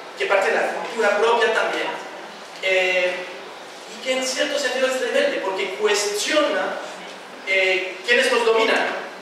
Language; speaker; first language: Spanish; non-native, fluent; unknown